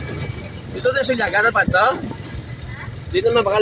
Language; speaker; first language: Filipino; non-native, local second language; Cebuano